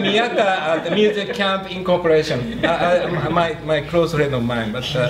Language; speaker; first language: English; non-native, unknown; Japanese